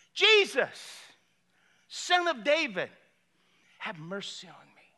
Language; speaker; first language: English; native; English